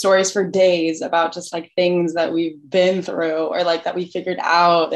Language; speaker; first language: English; early bilingual, other home language; Albanian